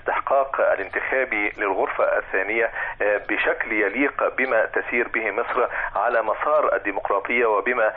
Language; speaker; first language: Arabic; native; Arabic